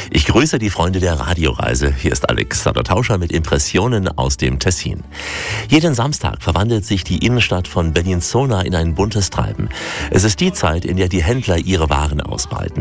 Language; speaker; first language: German; native; German